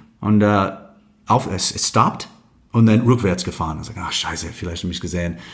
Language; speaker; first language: German; non-native, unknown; English